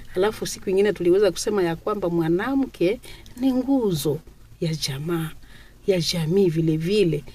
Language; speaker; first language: Swahili; non-native, local second language; Nande